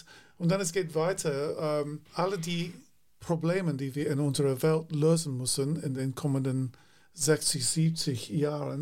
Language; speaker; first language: German; non-native, fluent; English